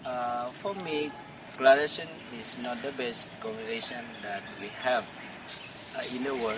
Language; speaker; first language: English; non-native, fluent; Vietnamese